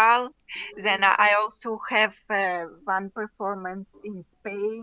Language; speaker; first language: English; non-native, learner; Russian